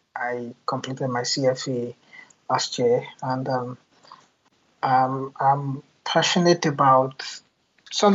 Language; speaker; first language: English; non-native, local second language; Yoruba